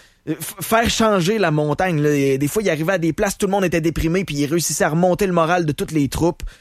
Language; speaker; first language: French; native; French